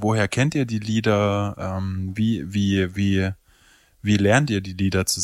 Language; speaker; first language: German; native; German